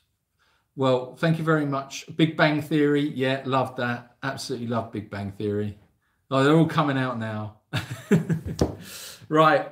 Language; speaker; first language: English; native; English